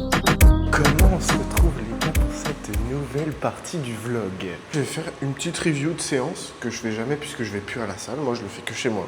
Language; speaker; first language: French; native; French